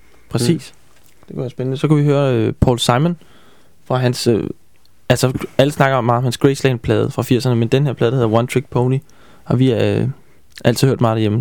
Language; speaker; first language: Danish; native; Danish